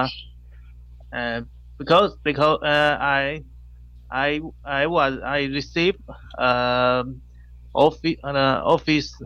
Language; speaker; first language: English; non-native, learner; Chinese